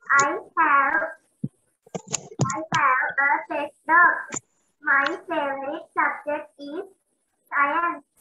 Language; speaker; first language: English; non-native, learner; Sinhala